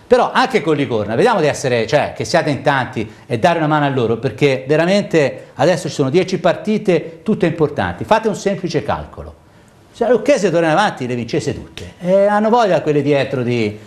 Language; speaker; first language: Italian; native; Italian